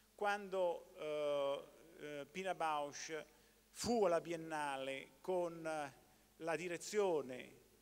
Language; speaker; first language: Italian; native; Italian